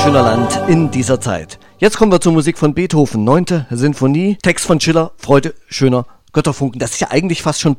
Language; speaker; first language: German; native; German